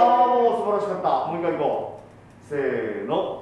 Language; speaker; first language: Japanese; native; Japanese